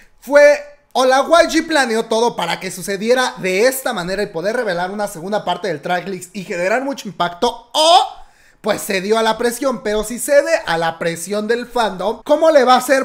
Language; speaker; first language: Spanish; native; Spanish